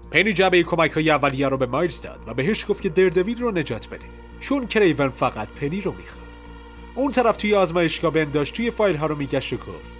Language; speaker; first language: Persian; native; Persian